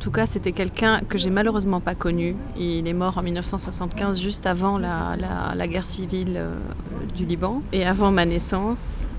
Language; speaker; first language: French; non-native, local second language; Arabic